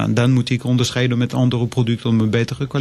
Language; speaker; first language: Dutch; non-native, fluent; French